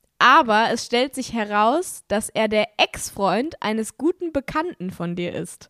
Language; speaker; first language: German; native; German